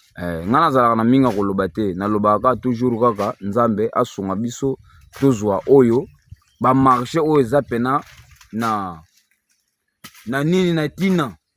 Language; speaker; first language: Lingala; non-native, local second language; Kongo